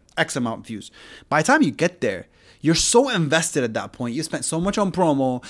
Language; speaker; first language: English; non-native, fluent; Arabic